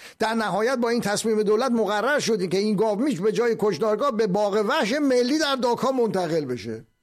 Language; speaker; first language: Persian; native; Persian